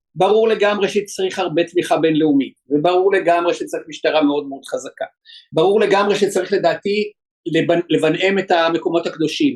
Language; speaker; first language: Hebrew; native; Hebrew